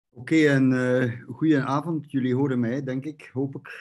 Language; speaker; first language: Dutch; native; Dutch